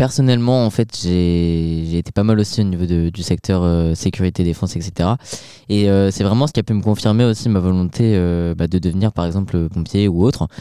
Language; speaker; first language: French; native; French